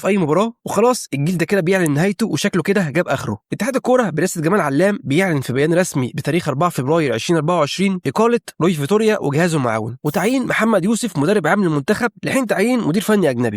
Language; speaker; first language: Arabic; native; Arabic